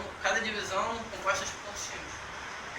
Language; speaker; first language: Portuguese; native; Portuguese